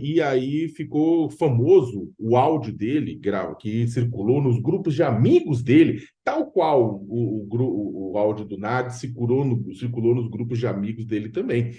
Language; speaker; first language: Portuguese; native; Portuguese